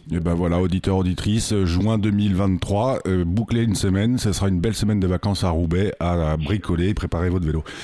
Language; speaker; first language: French; native; French